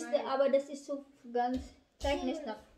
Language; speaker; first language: German; non-native, learner; Filipino